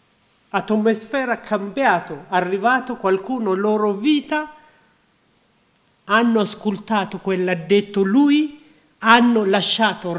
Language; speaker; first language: Italian; non-native, learner; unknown